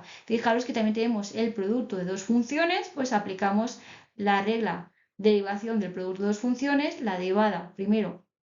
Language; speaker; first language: Spanish; native; Spanish